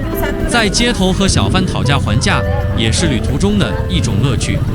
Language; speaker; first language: Chinese; native; Chinese